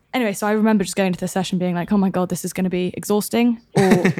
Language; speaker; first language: English; native; English